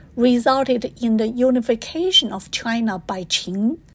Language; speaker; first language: English; non-native, fluent; Chinese